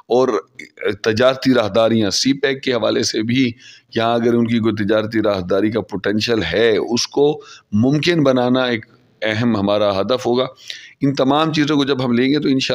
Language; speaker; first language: Urdu; non-native, local second language; Saraiki